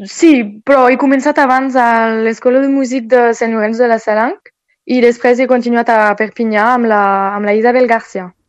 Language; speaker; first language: Catalan; non-native, local second language; French